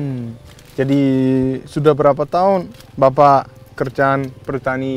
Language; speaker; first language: Indonesian; non-native, learner; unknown